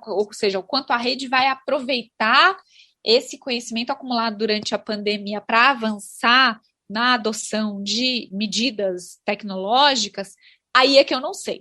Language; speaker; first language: Portuguese; native; Portuguese